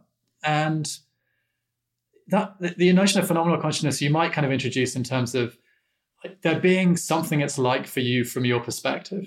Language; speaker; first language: English; native; English